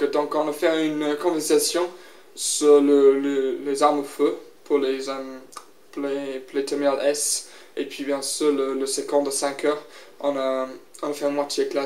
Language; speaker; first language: French; non-native, learner; English